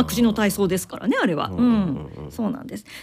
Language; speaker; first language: Japanese; native; Japanese